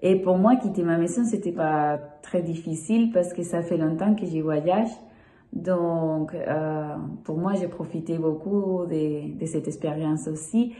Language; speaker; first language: French; non-native, fluent; Spanish